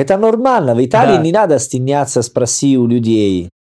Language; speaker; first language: Russian; non-native, learner; Italian